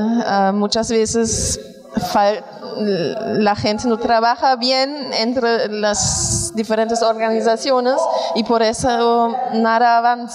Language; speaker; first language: Spanish; non-native, fluent; German